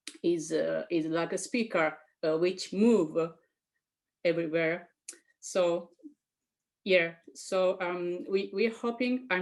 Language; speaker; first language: English; non-native, fluent; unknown